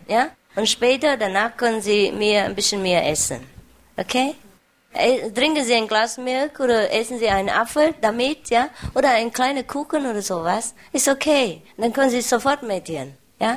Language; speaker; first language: German; non-native, fluent; Vietnamese